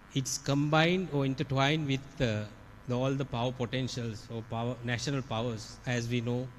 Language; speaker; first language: English; non-native, local second language; Sinhala